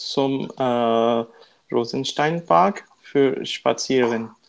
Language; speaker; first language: German; non-native, learner; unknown